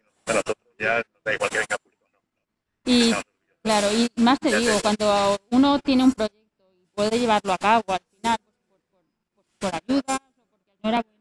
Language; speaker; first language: Spanish; native; Spanish